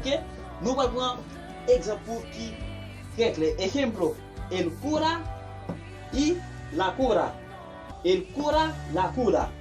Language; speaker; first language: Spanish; non-native, fluent; Haitian Creole